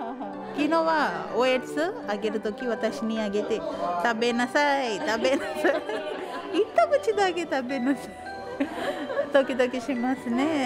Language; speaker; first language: Japanese; non-native, learner; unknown